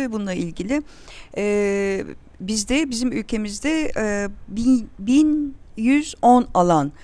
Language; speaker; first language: Turkish; native; Turkish